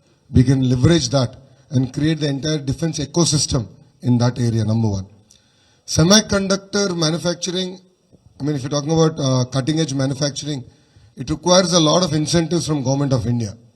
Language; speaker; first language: English; non-native, local second language; Telugu